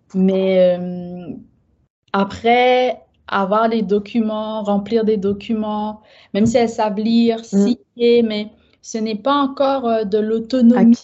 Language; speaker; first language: French; native; French